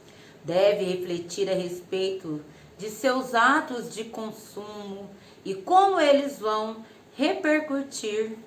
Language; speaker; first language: Portuguese; native; Portuguese